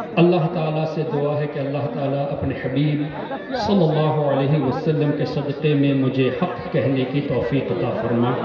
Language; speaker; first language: Urdu; non-native, local second language; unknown